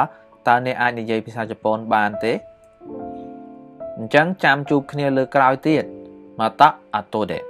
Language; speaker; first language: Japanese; non-native, fluent; Khmer